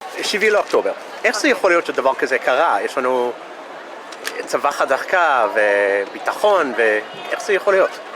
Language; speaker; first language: Hebrew; non-native, fluent; English